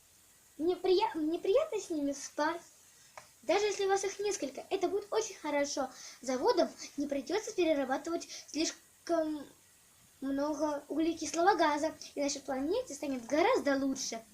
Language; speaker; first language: Russian; native; Russian